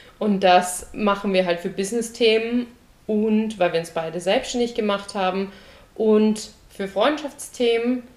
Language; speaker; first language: German; native; German